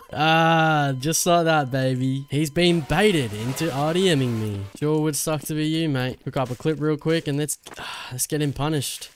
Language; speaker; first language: English; native; English